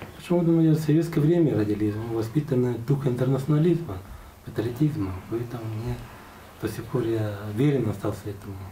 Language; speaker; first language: Russian; non-native, local second language; Buriat